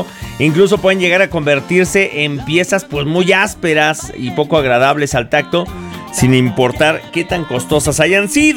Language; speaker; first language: Spanish; native; Spanish